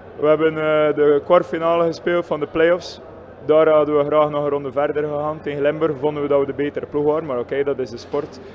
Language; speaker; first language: Dutch; non-native, local second language; French